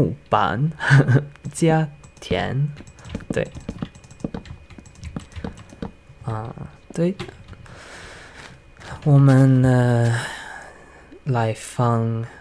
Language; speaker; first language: Chinese; non-native, learner; English